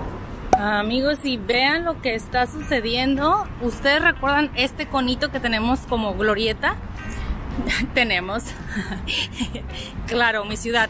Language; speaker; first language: Spanish; native; Spanish